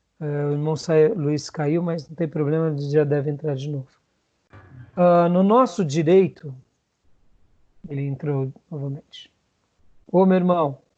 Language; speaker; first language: Portuguese; native; Portuguese